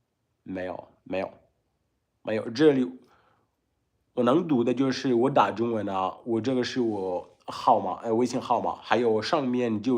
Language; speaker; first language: Chinese; non-native, learner; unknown